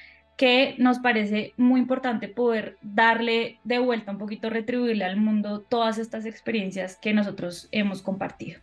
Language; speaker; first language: Spanish; native; Spanish